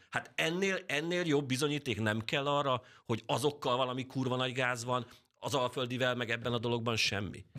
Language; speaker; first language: Hungarian; native; Hungarian